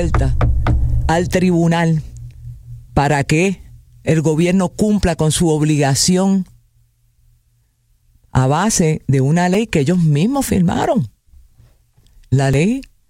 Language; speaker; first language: Spanish; native; Spanish